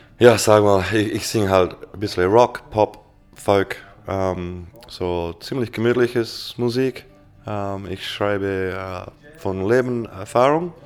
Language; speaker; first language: German; non-native, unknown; English